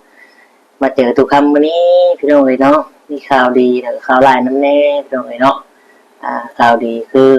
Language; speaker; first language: Thai; non-native, local second language; Northeastern Thai